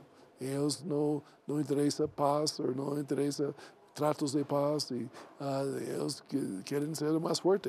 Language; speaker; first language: Spanish; non-native, learner; English